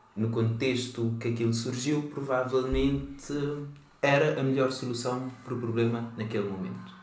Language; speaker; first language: Portuguese; non-native, local second language; Kabuverdianu